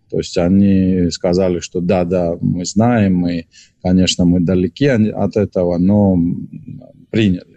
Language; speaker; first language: Russian; non-native, local second language; Georgian